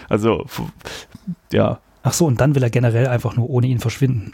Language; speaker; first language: German; native; German